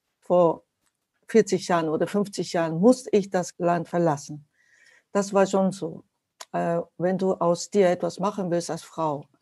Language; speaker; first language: German; non-native, fluent; Japanese